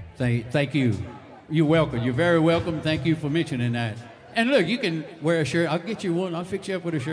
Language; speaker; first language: English; native; English